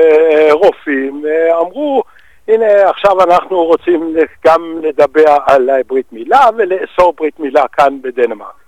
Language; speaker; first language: Hebrew; non-native, fluent; Danish